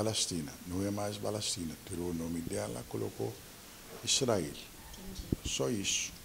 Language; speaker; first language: Portuguese; non-native, local second language; Arabic